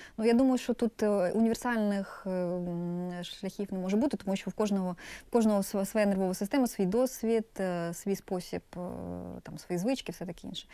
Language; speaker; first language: Ukrainian; non-native, local second language; Russian